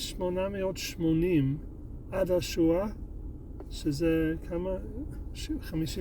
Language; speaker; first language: Hebrew; non-native, fluent; English